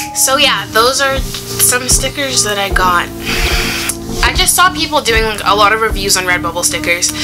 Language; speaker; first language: English; native; English